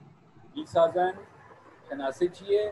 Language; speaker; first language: Persian; non-native, fluent; Urdu